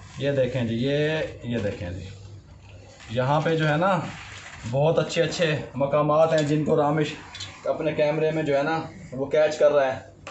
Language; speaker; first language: Urdu; non-native, local second language; Punjabi